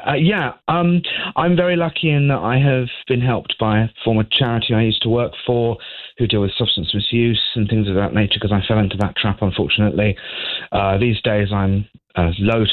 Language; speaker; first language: English; native; English